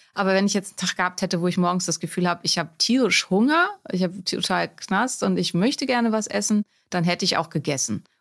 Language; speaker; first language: German; native; German